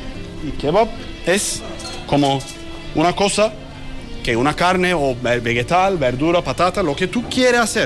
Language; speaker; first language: Spanish; non-native, learner; Turkish